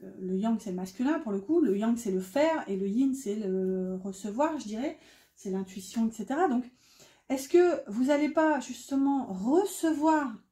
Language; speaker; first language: French; native; French